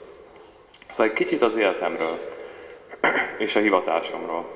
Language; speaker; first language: Hungarian; early bilingual, heritage; Hungarian